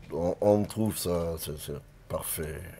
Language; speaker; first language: French; non-native, learner; German